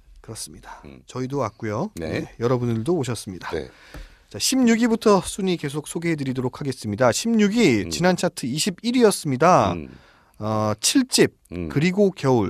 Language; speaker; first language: Korean; native; Korean